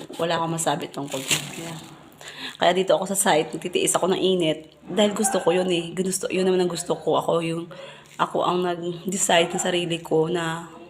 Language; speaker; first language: Filipino; non-native, local second language; Cebuano